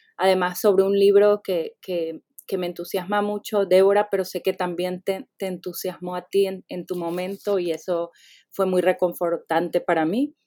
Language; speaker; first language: Spanish; native; Spanish